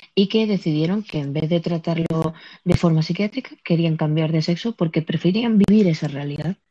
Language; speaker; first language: Spanish; native; Spanish